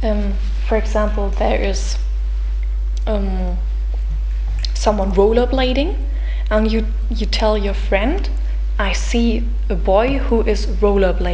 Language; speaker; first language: English; non-native, fluent; German